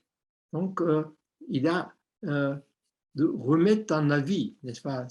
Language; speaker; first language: French; non-native, fluent; Armenian